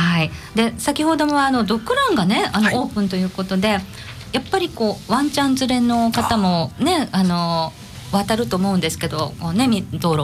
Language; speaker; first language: Japanese; native; Japanese